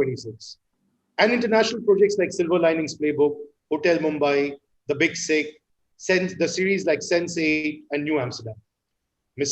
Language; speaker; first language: English; non-native, local second language; Hindi